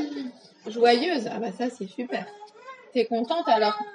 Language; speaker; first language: French; native; French